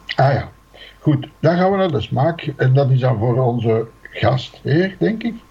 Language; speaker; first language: Dutch; native; Dutch